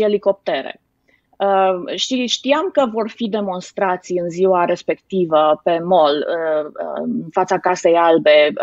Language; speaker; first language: Romanian; native; Romanian